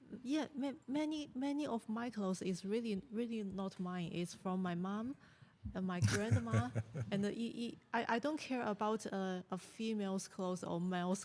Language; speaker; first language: English; non-native, learner; Chinese